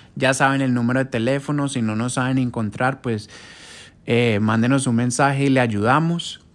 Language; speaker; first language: Spanish; early bilingual, heritage; Spanish